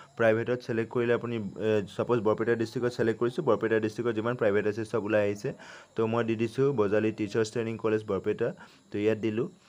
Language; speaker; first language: Assamese; non-native, local second language; Karbi